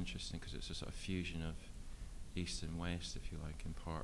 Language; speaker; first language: English; native; English